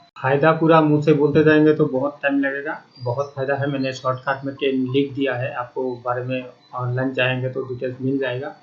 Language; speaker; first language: Hindi; non-native, local second language; Bangla